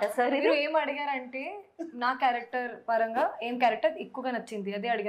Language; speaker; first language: Telugu; non-native, fluent; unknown